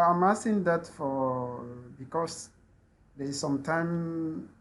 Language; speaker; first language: English; non-native, learner; French